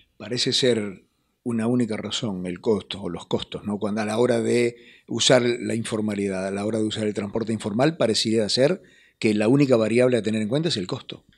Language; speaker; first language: Spanish; native; Spanish